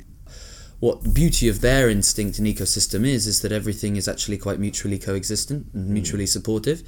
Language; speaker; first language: English; native; English